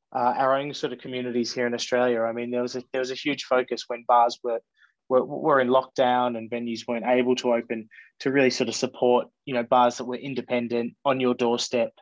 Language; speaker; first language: English; native; English